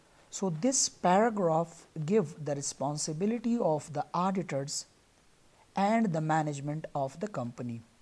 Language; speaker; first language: English; non-native, local second language; Pashto